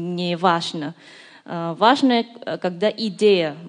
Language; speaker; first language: Russian; non-native, learner; Indonesian